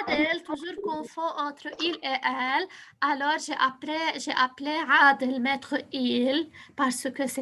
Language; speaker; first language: French; non-native, fluent; Arabic